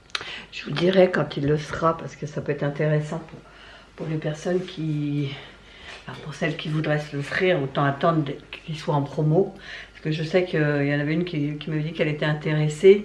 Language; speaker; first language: French; native; French